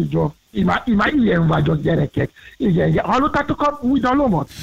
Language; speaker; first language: Hungarian; non-native, learner; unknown